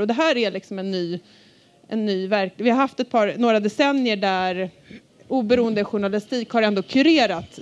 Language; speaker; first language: Swedish; native; Swedish